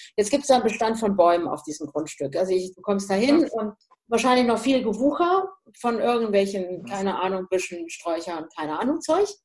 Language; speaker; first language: German; native; German